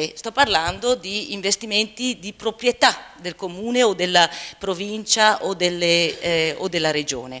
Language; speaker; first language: Italian; native; Italian